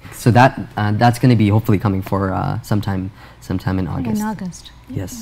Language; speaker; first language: English; native; English